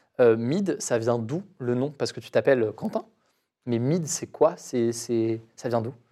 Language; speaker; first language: French; native; French